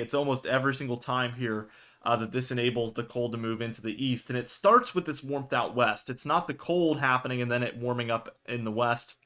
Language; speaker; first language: English; native; English